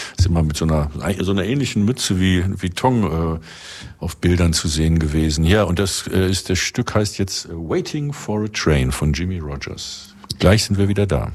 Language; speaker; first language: German; native; German